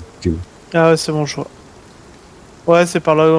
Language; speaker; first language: French; native; French